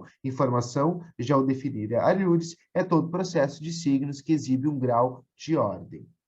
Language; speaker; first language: Portuguese; native; Portuguese